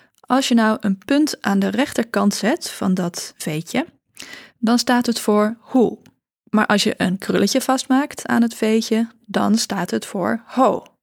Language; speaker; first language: Dutch; native; Dutch